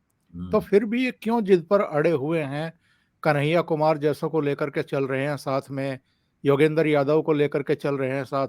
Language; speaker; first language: Hindi; native; Hindi